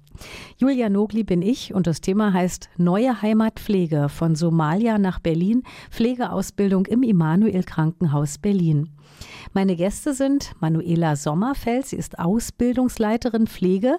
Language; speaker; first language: German; native; German